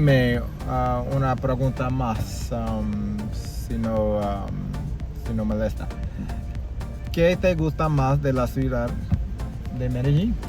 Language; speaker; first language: Spanish; non-native, learner; English